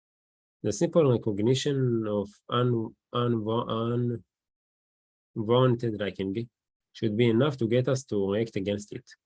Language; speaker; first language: English; non-native, learner; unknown